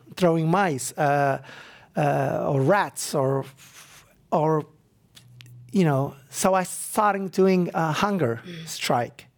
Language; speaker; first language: English; non-native, fluent; Arabic